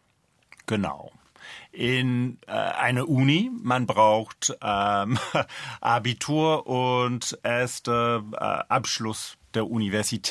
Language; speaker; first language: German; non-native, fluent; English